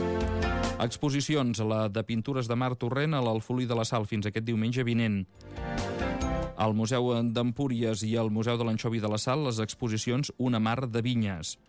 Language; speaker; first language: Catalan; native; Catalan